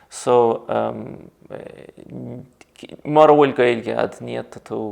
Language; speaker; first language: Irish; non-native, fluent; Russian